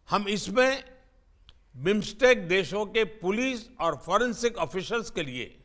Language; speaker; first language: Hindi; native; Hindi